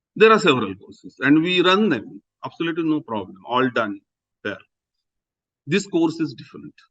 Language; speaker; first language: English; non-native, local second language; Marathi